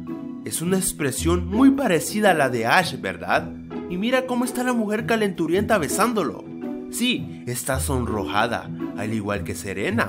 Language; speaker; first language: Spanish; native; Spanish